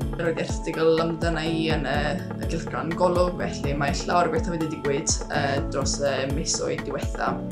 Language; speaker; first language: Welsh; non-native, fluent; Estonian